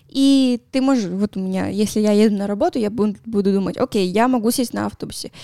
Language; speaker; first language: Russian; non-native, fluent; Spanish